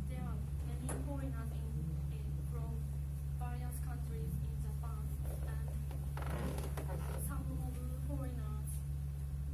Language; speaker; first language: English; non-native, learner; Japanese